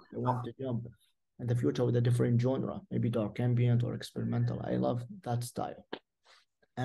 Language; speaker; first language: English; non-native, fluent; Arabic